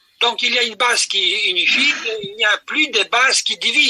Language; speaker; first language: French; non-native, fluent; Polish